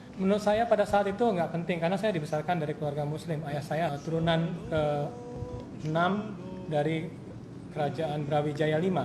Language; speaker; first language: Indonesian; native; Indonesian